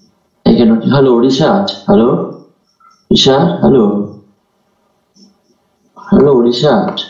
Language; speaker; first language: English; non-native, learner; Japanese